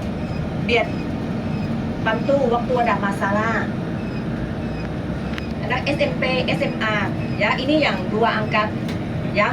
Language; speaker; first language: Indonesian; non-native, learner; Thai